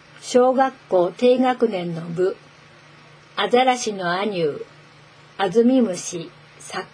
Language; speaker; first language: Japanese; native; Japanese